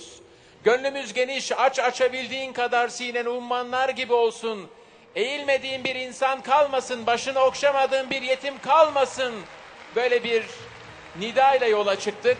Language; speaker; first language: Turkish; native; Turkish